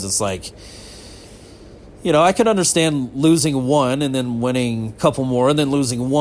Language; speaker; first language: English; native; English